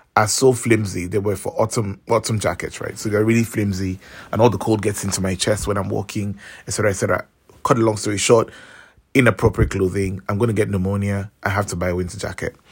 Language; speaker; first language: English; non-native, local second language; Yoruba